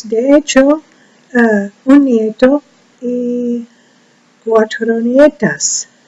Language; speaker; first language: Spanish; non-native, learner; English